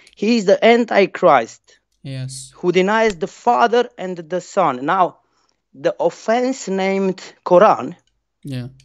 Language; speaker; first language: English; non-native, fluent; Romanian